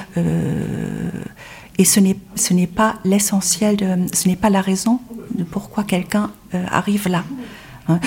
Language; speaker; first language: French; non-native, fluent; German